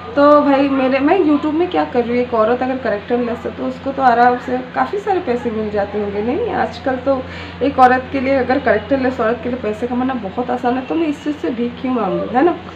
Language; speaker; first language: Hindi; non-native, local second language; Bangla